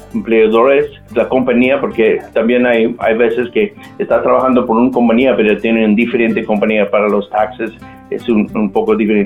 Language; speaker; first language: Spanish; non-native, local second language; English